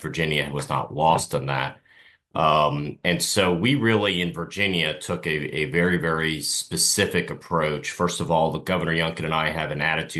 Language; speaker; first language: English; native; English